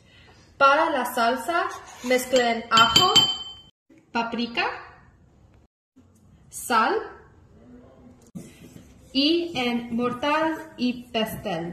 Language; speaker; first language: Spanish; non-native, learner; English